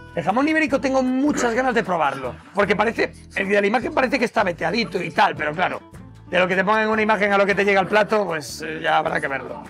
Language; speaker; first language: Spanish; native; Spanish